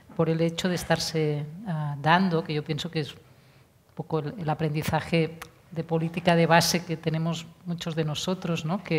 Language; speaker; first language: Spanish; non-native, local second language; Catalan